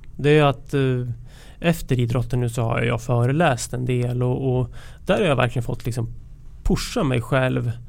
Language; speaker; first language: Swedish; native; Swedish